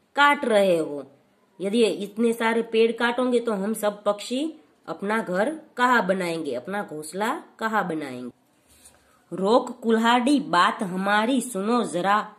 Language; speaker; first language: Hindi; non-native, local second language; Gujarati